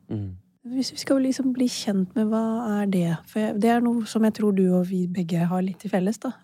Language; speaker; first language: Norwegian; early bilingual, other home language; Urdu